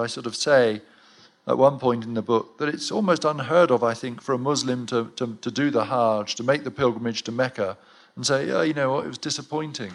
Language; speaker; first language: English; native; English